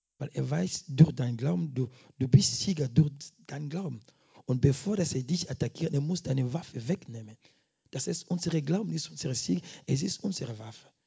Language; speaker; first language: German; non-native, fluent; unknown